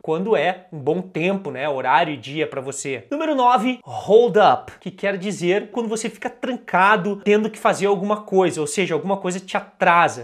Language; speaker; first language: Portuguese; native; Portuguese